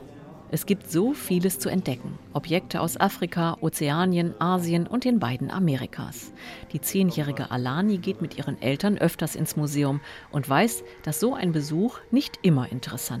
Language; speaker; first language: German; native; German